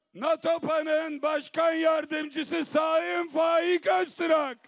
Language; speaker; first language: Turkish; native; Turkish